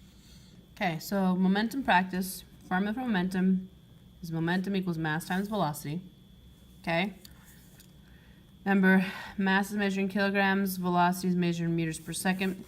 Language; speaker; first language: English; native; English